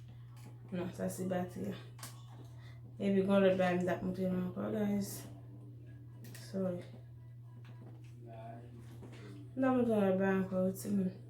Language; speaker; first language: French; non-native, learner; Haitian Creole